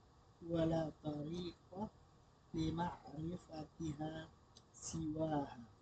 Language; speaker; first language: Arabic; non-native, learner; Indonesian